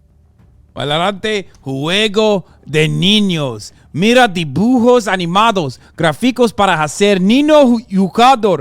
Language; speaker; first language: Spanish; non-native, learner; English